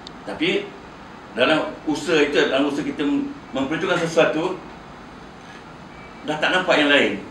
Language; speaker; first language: Malay; native; Malay